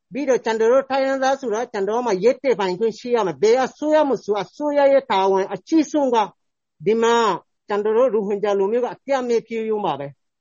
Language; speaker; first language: Burmese; non-native, local second language; Rohingya